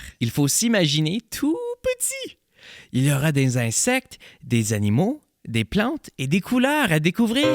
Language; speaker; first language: French; native; French